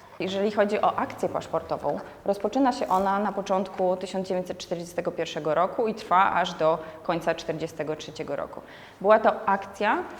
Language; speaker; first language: Polish; native; Polish